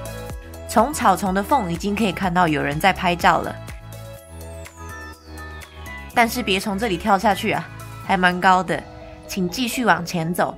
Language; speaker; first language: Chinese; native; Chinese